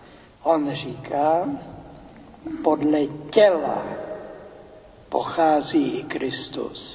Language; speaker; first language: Czech; native; Czech